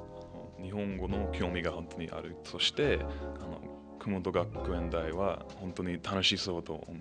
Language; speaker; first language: Japanese; non-native, learner; English